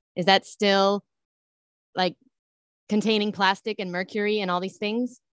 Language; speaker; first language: English; early bilingual, other home language; Italian